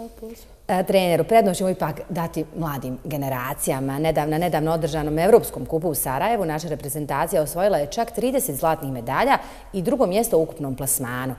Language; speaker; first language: Serbian; native; Serbian